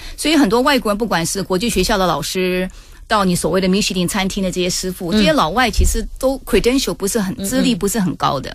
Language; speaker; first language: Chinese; early bilingual, heritage; English